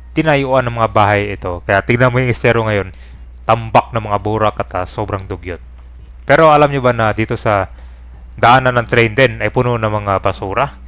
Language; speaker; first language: Filipino; native; Filipino